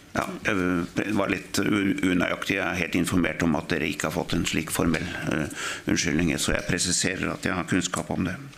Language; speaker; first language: Norwegian; native; Norwegian